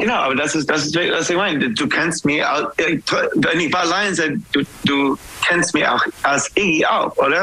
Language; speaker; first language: German; non-native, fluent; English